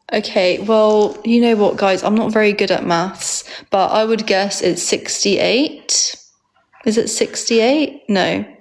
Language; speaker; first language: English; early bilingual, other home language; Georgian